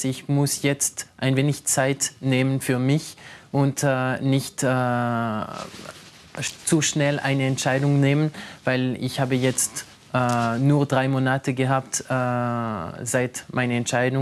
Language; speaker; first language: German; non-native, local second language; French